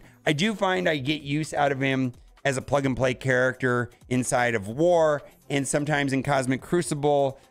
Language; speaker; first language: English; native; English